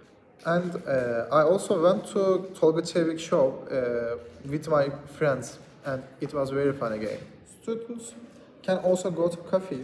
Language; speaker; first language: English; non-native, learner; Turkish